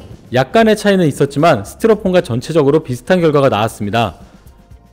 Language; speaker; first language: Korean; native; Korean